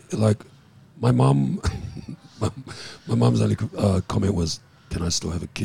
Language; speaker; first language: English; non-native, local second language; Samoan